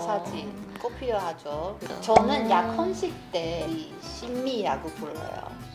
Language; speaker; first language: Korean; non-native, learner; Chinese